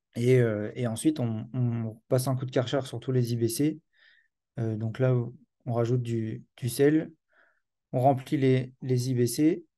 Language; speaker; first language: French; native; French